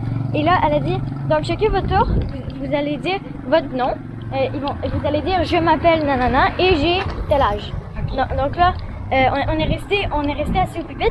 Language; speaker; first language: French; native; French